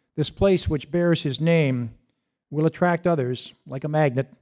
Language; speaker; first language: English; native; English